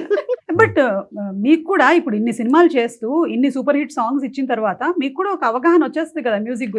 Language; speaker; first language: Telugu; native; Telugu